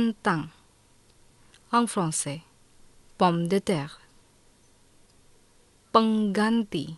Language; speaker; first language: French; non-native, fluent; Indonesian